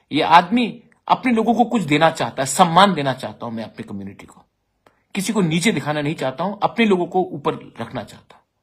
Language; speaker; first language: Hindi; non-native, local second language; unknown